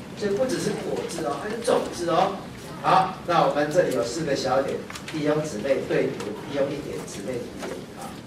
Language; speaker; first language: Chinese; native; Chinese